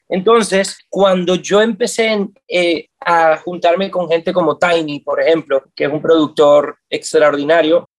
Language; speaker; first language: Spanish; native; Spanish